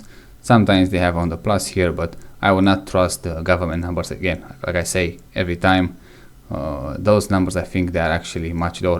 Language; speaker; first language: English; non-native, fluent; Romanian